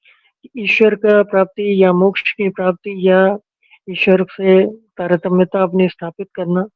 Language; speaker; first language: Hindi; native; Hindi